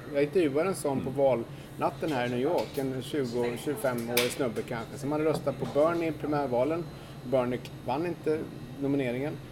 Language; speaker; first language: Swedish; native; Swedish